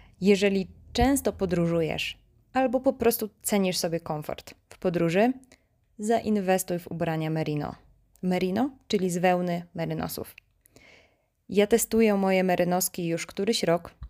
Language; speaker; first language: Polish; native; Polish